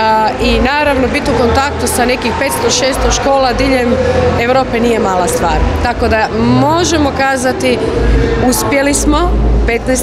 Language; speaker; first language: Croatian; native; Croatian